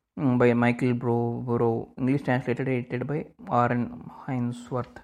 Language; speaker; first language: English; non-native, local second language; Telugu